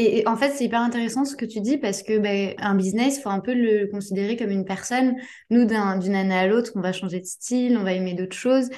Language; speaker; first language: French; native; French